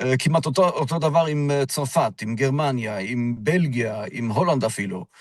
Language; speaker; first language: Hebrew; non-native, fluent; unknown